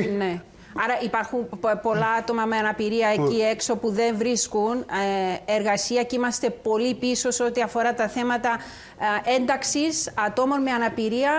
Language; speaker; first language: Greek; native; Greek